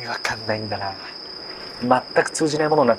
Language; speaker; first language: Japanese; native; Japanese